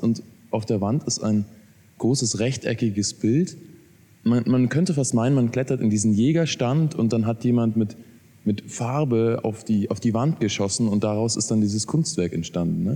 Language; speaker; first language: German; native; German